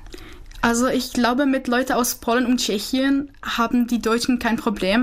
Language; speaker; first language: German; non-native, fluent; Czech